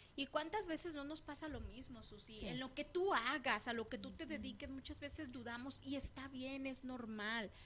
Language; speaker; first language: Spanish; native; Spanish